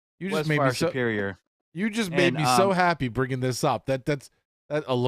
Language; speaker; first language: English; native; English